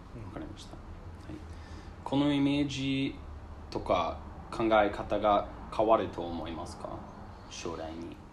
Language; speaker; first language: Japanese; non-native, learner; English